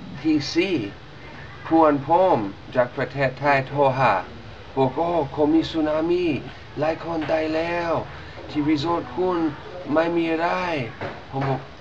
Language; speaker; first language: Thai; non-native, learner; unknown